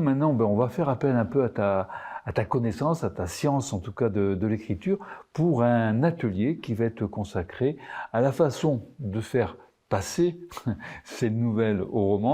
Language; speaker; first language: French; native; French